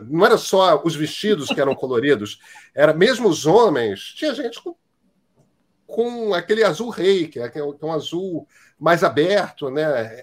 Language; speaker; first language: Portuguese; native; Portuguese